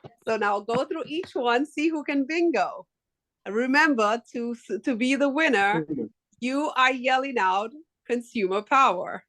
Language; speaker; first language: English; native; English